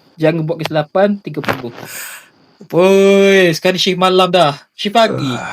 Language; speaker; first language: Malay; native; Malay